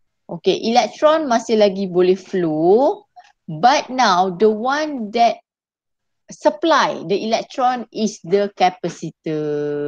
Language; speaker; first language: English; non-native, local second language; Malay